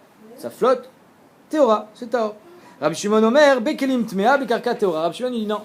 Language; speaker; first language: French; native; French